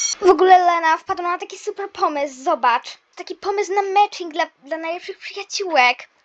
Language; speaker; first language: Polish; native; Polish